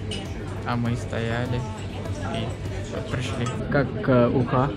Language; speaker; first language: Russian; non-native, learner; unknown